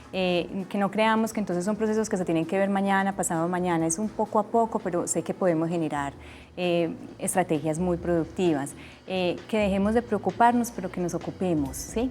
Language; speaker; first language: Spanish; native; Spanish